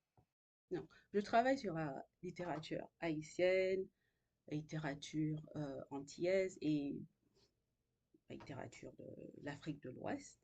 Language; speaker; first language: French; non-native, local second language; Haitian Creole